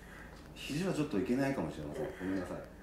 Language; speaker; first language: Japanese; native; Japanese